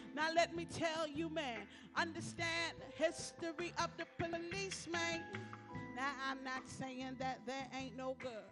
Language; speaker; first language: English; native; English